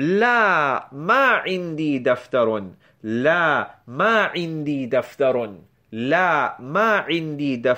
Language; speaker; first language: Arabic; non-native, fluent; English